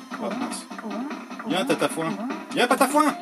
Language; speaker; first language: French; native; French